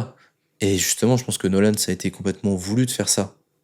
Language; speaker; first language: French; native; French